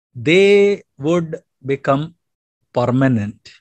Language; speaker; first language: English; non-native, local second language; Malayalam